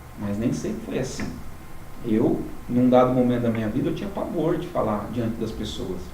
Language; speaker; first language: Portuguese; native; Portuguese